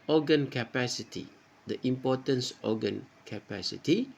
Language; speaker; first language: English; non-native, local second language; Malay